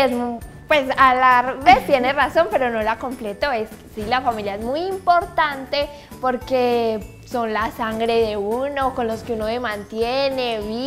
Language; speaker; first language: Spanish; native; Spanish